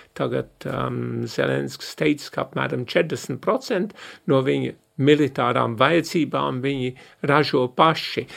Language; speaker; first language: Latvian; early bilingual, heritage; Latvian